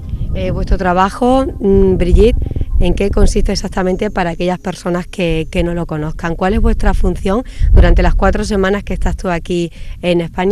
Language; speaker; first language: Spanish; native; Spanish